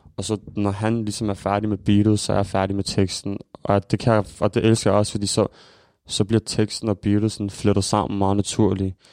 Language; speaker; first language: Danish; early bilingual, other home language; Albanian